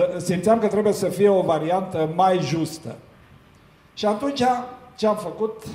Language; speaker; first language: Romanian; non-native, local second language; Hungarian